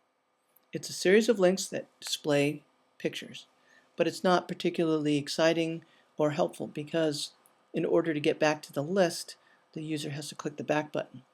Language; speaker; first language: English; native; English